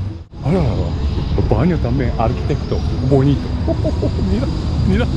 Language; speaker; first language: Spanish; non-native, learner; Japanese